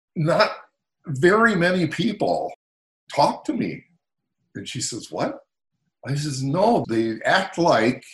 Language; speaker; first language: English; native; English